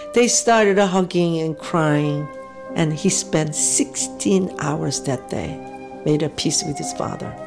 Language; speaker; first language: English; non-native, fluent; Korean